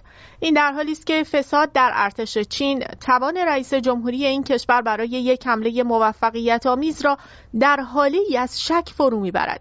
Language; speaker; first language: Persian; native; Persian